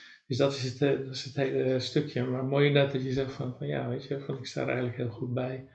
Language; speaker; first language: Dutch; native; Dutch